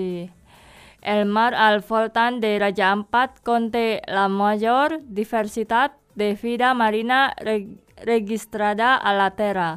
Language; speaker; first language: Catalan; non-native, learner; Indonesian